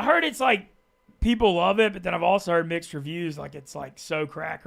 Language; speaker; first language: English; native; English